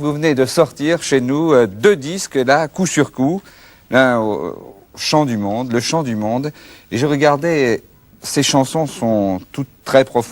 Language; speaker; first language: French; native; French